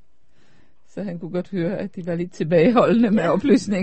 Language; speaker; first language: Danish; non-native, fluent; Polish